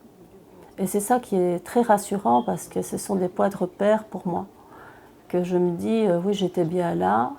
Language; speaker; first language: French; early bilingual, other home language; Chinese